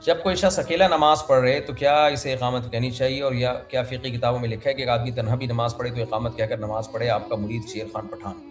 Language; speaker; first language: Urdu; native; Urdu